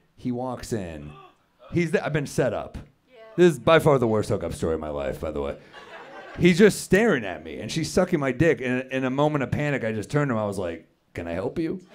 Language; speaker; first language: English; native; English